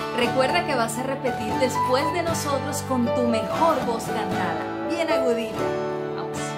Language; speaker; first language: Spanish; native; Spanish